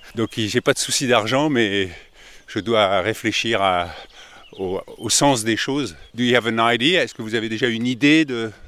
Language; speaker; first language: French; native; French